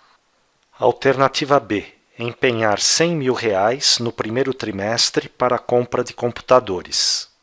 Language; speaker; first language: Portuguese; native; Portuguese